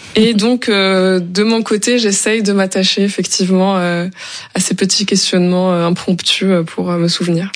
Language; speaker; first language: French; non-native, local second language; Arabic